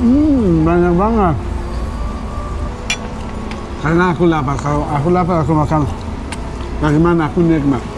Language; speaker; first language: Indonesian; non-native, fluent; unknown